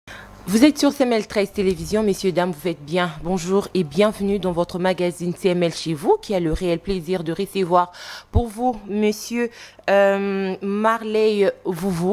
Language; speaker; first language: French; non-native, local second language; Lingala